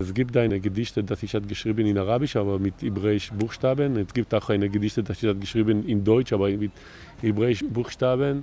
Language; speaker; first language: German; non-native, learner; Hebrew